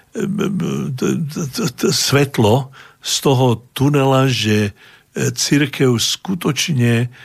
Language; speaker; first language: Slovak; native; Slovak